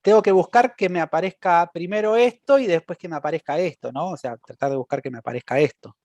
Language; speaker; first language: Spanish; native; Spanish